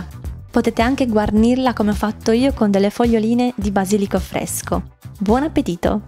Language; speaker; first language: Italian; native; Italian